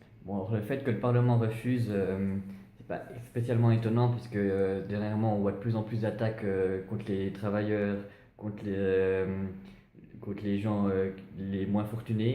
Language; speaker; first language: French; native; French